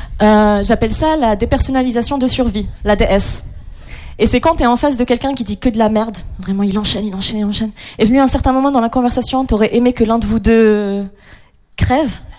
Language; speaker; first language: French; non-native, local second language; Arabic